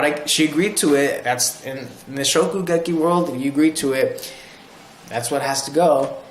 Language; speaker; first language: English; native; English